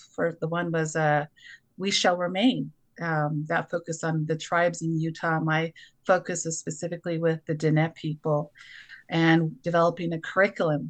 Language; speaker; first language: English; native; English